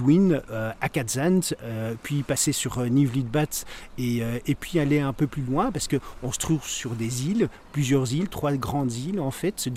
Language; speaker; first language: French; native; French